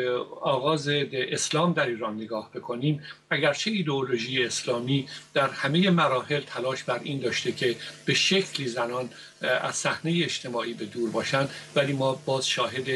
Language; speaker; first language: Persian; native; Persian